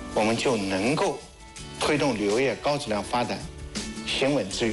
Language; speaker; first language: Chinese; native; Chinese